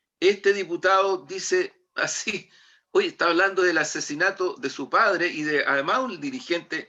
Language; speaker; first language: Spanish; native; Spanish